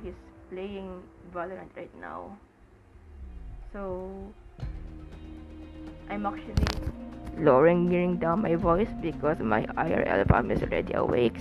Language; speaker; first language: English; non-native, local second language; Filipino